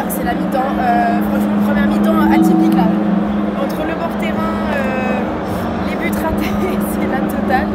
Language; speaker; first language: French; native; French